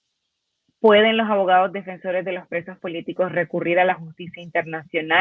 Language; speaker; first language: Spanish; native; Spanish